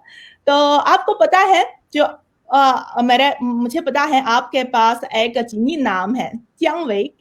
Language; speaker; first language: Hindi; non-native, fluent; Chinese